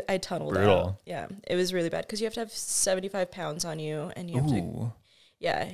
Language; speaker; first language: English; native; English